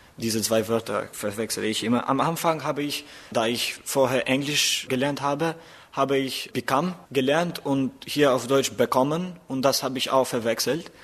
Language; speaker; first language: German; non-native, fluent; Albanian